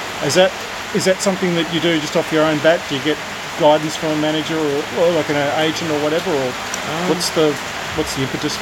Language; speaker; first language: English; native; English